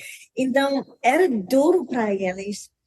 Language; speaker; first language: Portuguese; non-native, learner; English